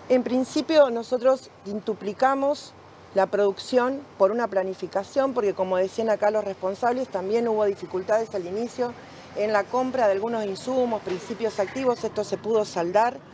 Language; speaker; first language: Spanish; native; Spanish